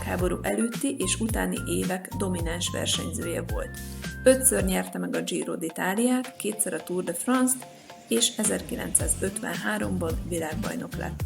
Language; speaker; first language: Hungarian; native; Hungarian